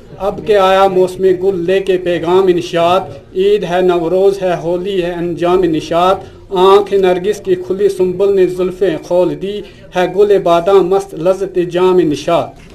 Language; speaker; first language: Urdu; non-native, local second language; Kashmiri